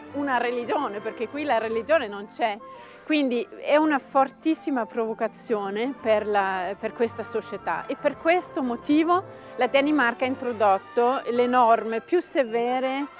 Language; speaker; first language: Italian; non-native, fluent; Danish